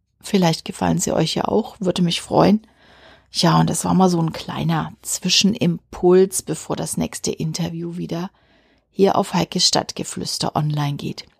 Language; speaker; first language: German; native; German